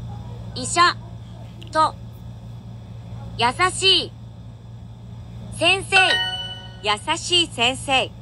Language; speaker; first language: Japanese; non-native, learner; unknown